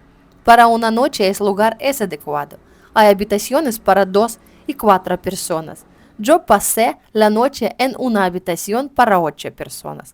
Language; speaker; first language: Spanish; non-native, learner; Ukrainian